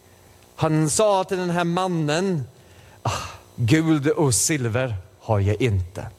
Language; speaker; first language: Swedish; non-native, fluent; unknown